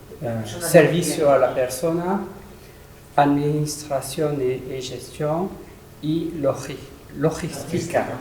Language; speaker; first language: Spanish; non-native, learner; French